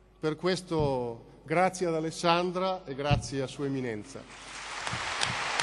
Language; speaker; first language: Italian; native; Italian